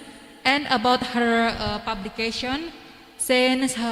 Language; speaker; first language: English; non-native, learner; Indonesian